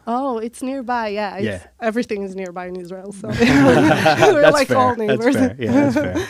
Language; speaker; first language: English; non-native, fluent; Hebrew